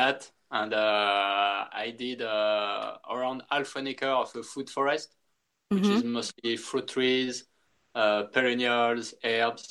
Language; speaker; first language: English; non-native, fluent; French